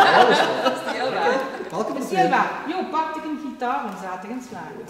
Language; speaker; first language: Dutch; native; Dutch